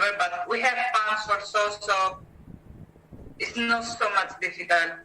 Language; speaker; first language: English; non-native, learner; Greek